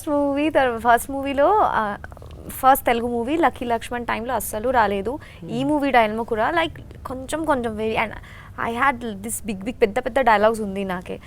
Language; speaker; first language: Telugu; non-native, learner; Bangla